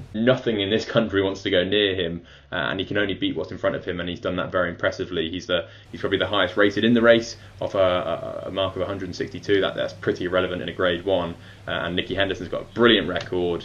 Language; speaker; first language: English; native; English